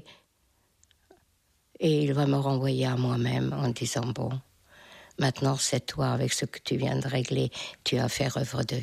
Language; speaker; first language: French; non-native, fluent; Hungarian